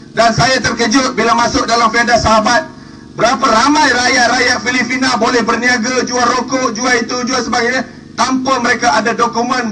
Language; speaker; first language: Malay; native; Malay